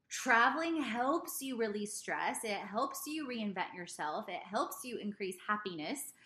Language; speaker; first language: English; native; English